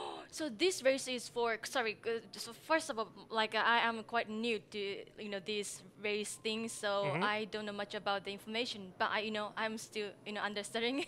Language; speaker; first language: English; non-native, fluent; Japanese